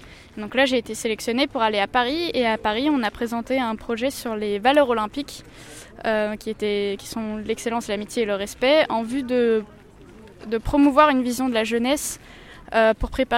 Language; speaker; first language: French; early bilingual, heritage; French